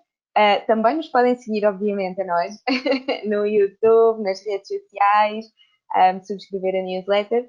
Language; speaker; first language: Portuguese; native; Portuguese